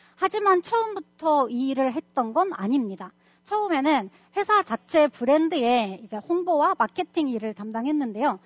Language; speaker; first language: Korean; non-native, fluent; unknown